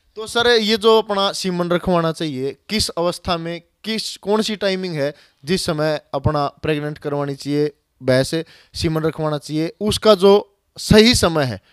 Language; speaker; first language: Hindi; native; Hindi